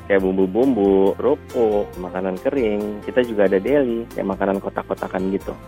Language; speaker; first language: Indonesian; native; Indonesian